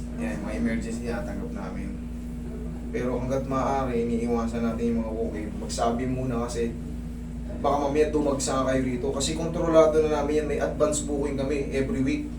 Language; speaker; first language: Filipino; non-native, local second language; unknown